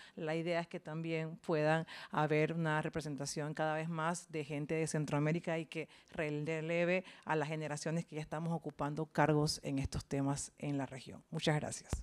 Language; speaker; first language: Spanish; native; Spanish